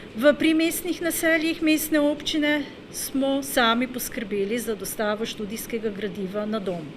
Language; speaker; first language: Slovenian; native; Slovenian